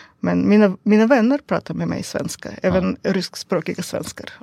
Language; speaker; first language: Swedish; non-native, learner; Russian